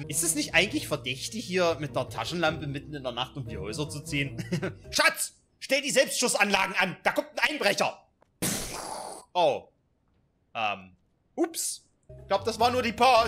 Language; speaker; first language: German; native; German